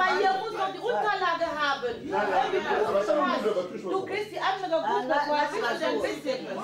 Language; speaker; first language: German; non-native, fluent; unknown